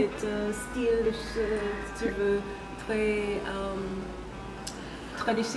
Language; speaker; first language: French; non-native, learner; English